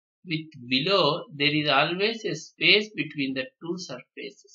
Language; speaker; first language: English; non-native, local second language; Telugu